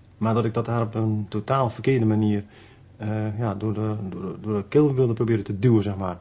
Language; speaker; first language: Dutch; native; Dutch